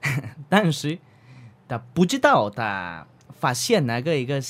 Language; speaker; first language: Chinese; non-native, learner; Spanish